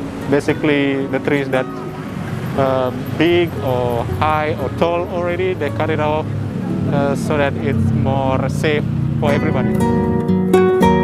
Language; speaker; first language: English; non-native, fluent; Indonesian